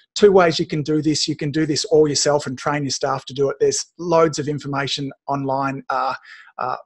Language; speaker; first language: English; native; English